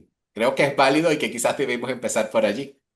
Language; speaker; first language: Spanish; native; Spanish